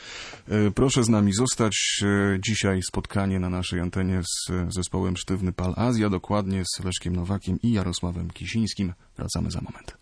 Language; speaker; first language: Polish; native; Polish